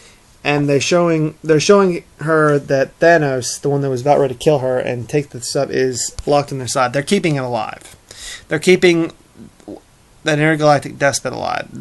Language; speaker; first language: English; native; English